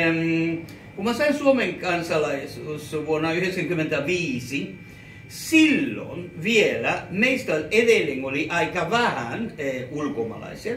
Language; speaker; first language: Finnish; non-native, fluent; Spanish